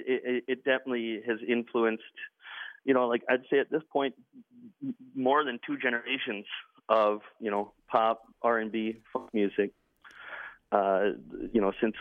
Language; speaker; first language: English; native; English